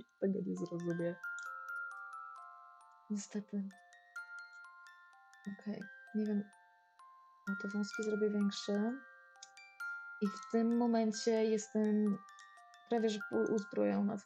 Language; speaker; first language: Polish; native; Polish